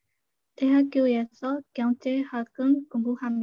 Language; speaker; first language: Korean; non-native, learner; Burmese